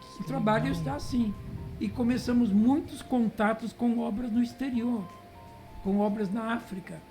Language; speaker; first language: Portuguese; early bilingual, other home language; Italian